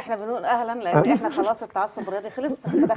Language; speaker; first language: Arabic; native; Arabic